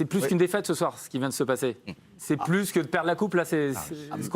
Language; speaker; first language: French; native; French